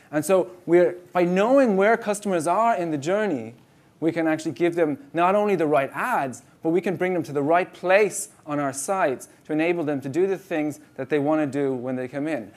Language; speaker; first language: English; native; English